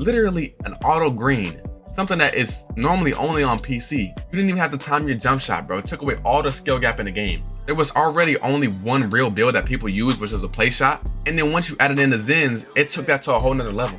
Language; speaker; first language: English; native; English